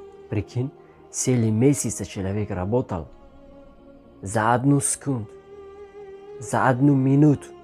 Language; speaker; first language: Russian; non-native, learner; Tajik